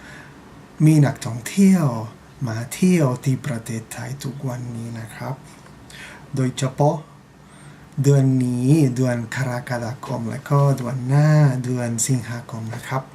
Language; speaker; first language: Thai; non-native, fluent; Catalan